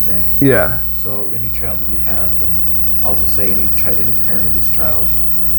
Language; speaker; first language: English; native; English